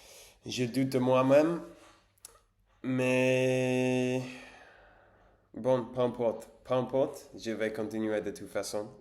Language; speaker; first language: French; non-native, learner; English